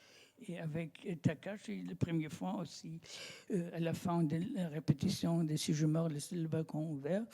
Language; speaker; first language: French; non-native, learner; German